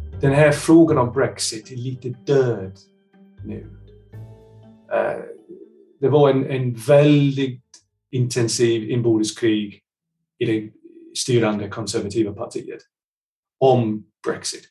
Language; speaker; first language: Swedish; non-native, fluent; English